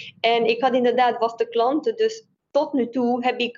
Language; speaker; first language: Dutch; non-native, fluent; Romanian